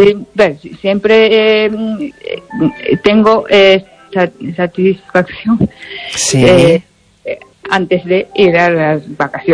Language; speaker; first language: Spanish; non-native, learner; Japanese